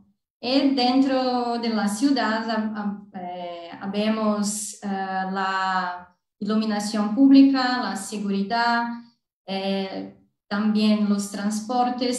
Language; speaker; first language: Spanish; non-native, learner; Portuguese